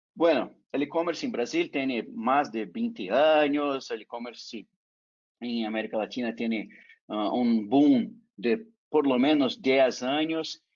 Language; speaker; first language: Spanish; non-native, fluent; Portuguese